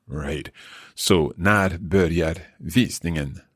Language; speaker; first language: Swedish; non-native, learner; English